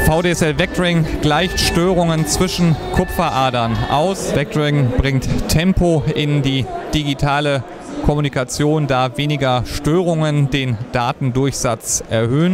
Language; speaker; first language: German; native; German